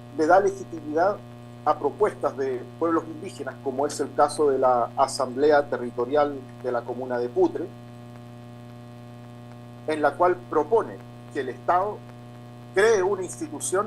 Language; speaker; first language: Spanish; native; Spanish